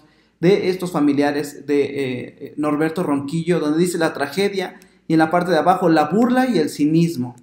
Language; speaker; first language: Spanish; native; Spanish